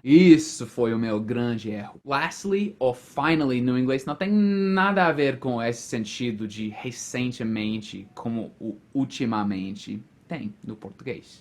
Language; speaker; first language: Portuguese; non-native, fluent; English